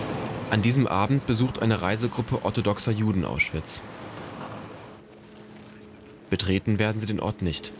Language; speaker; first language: German; native; German